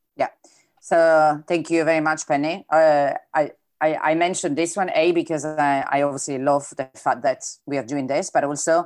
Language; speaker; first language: English; non-native, fluent; Italian